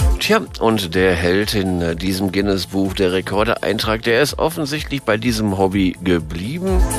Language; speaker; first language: German; native; German